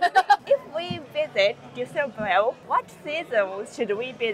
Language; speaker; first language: English; non-native, learner; Japanese